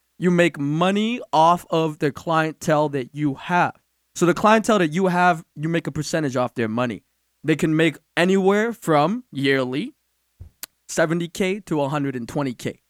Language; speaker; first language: English; native; English